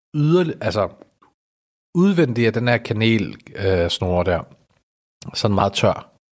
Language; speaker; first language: Danish; early bilingual, other home language; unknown